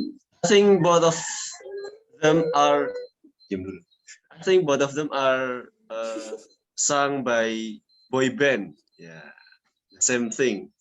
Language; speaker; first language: English; non-native, learner; Indonesian